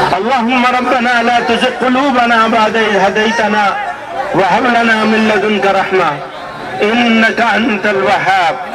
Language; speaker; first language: Urdu; native; Urdu